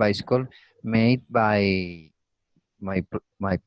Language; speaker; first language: English; non-native, learner; Spanish